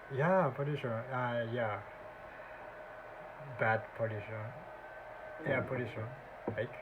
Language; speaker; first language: English; non-native, learner; Japanese